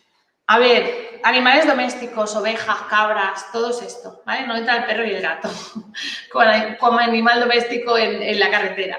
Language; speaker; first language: Spanish; native; Spanish